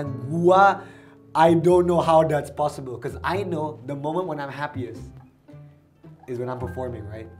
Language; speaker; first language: English; early bilingual, other home language; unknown